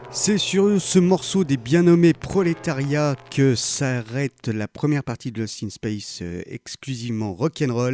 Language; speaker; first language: French; native; French